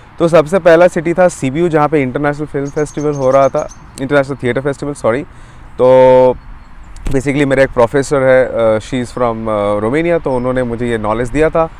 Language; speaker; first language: Hindi; native; Hindi